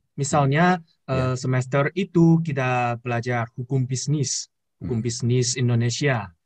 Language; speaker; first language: Indonesian; non-native, learner; Chinese